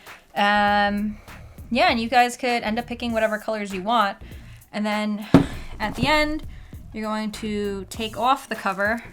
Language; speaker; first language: English; native; English